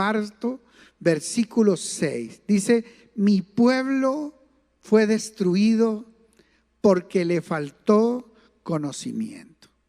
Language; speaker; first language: Spanish; native; Spanish